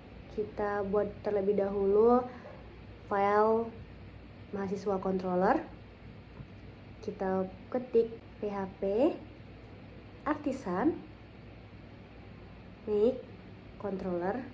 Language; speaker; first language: Indonesian; native; Indonesian